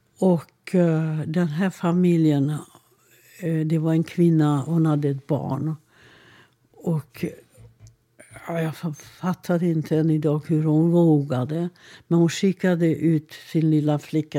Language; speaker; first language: Swedish; non-native, fluent; Hungarian